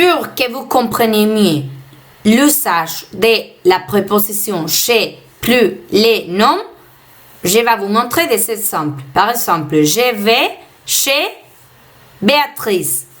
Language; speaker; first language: French; non-native, fluent; Spanish